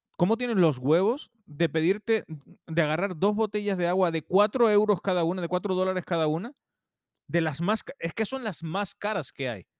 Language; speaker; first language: Spanish; native; Spanish